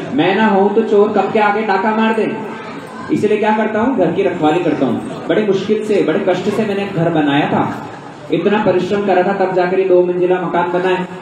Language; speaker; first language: Hindi; native; Hindi